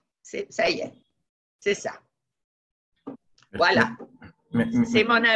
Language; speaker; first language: French; non-native, fluent; Spanish